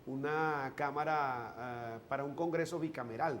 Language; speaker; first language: Spanish; native; Spanish